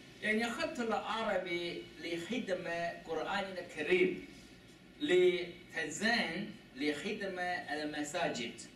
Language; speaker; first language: Arabic; non-native, learner; Chinese